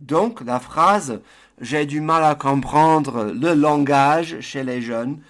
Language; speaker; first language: French; non-native, fluent; English